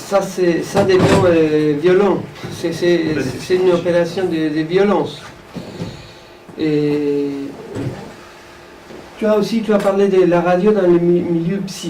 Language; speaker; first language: French; non-native, fluent; Spanish